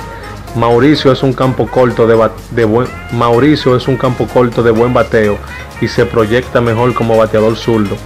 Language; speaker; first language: Spanish; native; Spanish